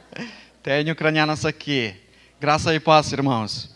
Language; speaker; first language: Portuguese; non-native, fluent; Ukrainian